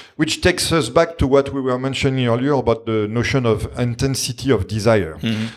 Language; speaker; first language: English; non-native, fluent; French